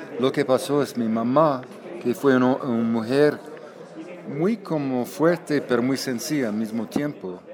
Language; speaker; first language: Spanish; non-native, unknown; English